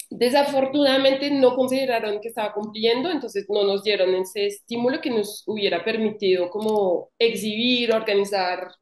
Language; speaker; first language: Spanish; non-native, fluent; French